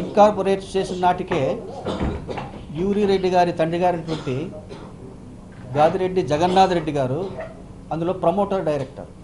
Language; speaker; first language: Telugu; native; Telugu